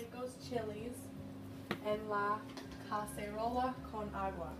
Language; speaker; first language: Spanish; non-native, learner; English